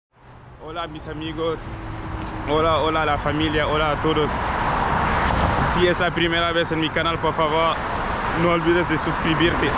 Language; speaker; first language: Spanish; non-native, learner; French